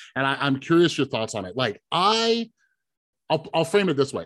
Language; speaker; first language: English; native; English